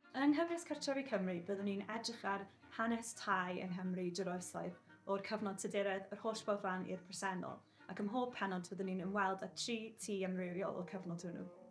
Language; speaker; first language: Welsh; non-native, local second language; English